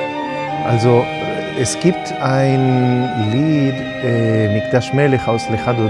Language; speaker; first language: German; non-native, fluent; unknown